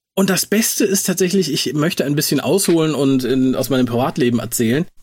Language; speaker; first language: German; native; German